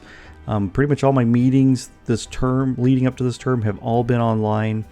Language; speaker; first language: English; native; English